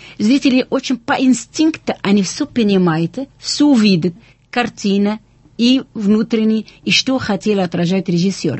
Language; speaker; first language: Russian; non-native, fluent; Arabic